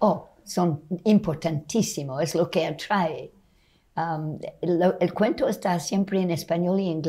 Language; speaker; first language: Spanish; non-native, fluent; English